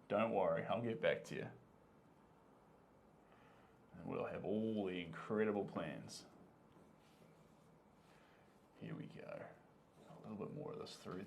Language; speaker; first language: English; native; English